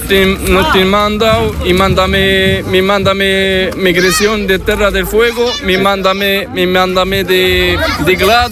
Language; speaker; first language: Spanish; non-native, learner; Arabic